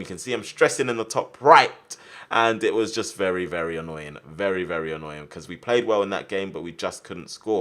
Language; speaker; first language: English; native; English